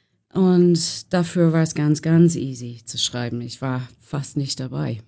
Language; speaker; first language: German; non-native, learner; English